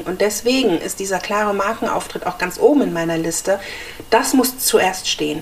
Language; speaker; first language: German; native; German